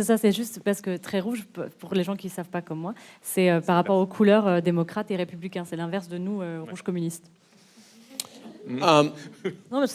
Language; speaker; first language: French; native; French